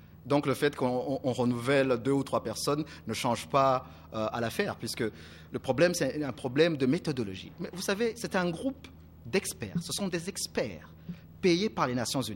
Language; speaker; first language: French; non-native, local second language; Kinyarwanda